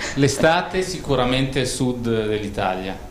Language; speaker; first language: Italian; native; Italian